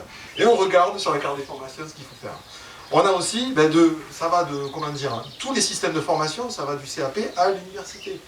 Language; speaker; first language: French; native; French